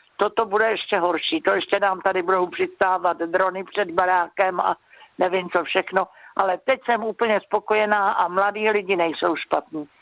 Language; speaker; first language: Czech; native; Czech